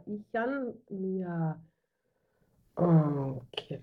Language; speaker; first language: Greek; non-native, learner; German